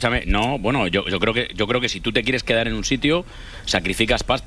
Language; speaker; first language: Spanish; native; Spanish